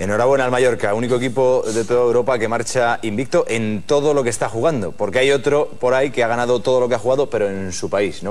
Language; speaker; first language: Spanish; native; Spanish